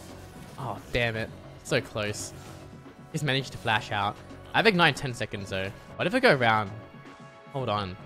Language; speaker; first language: English; native; English